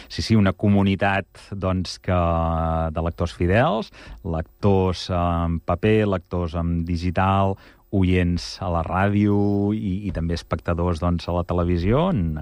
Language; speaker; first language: Catalan; native; Catalan